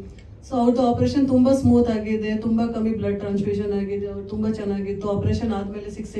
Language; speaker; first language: Kannada; non-native, fluent; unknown